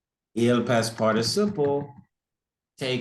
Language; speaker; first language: Spanish; non-native, fluent; English